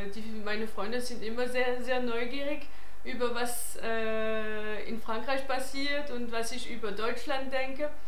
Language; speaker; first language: German; non-native, fluent; French